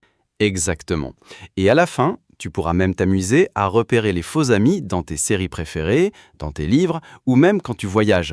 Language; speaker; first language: French; native; French